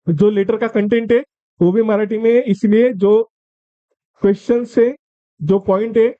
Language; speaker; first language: Hindi; non-native, local second language; Marathi